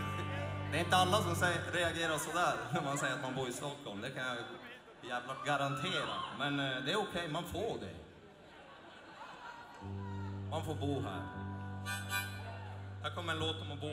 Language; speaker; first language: Swedish; native; Swedish